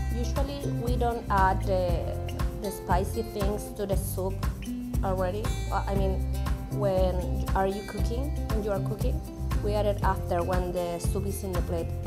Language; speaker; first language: English; non-native, learner; Spanish